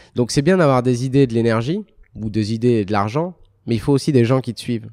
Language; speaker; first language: French; early bilingual, other home language; Arabic